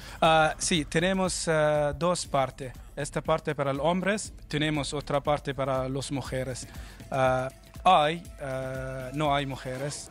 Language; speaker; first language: Spanish; non-native, learner; Arabic